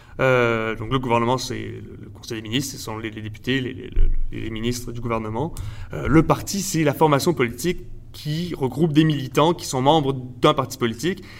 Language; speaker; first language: French; early bilingual, other home language; Spanish